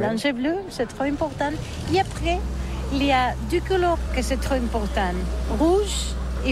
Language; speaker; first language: French; non-native, learner; Catalan